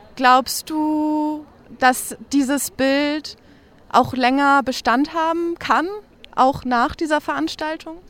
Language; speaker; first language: German; native; German